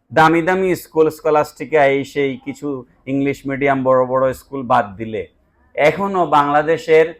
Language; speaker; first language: Bangla; native; Bangla